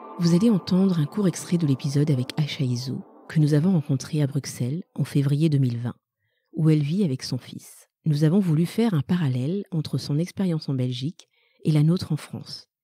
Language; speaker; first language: French; early bilingual, other home language; Malagasy